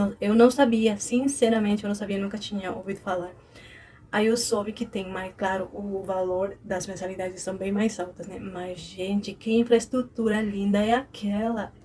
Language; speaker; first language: Portuguese; non-native, fluent; Spanish